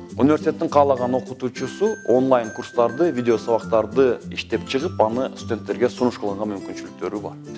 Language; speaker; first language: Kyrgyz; native; Kyrgyz